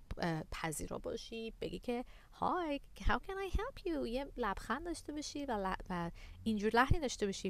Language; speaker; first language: Persian; native; Persian